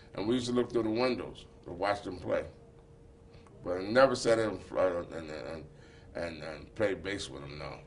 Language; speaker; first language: English; native; English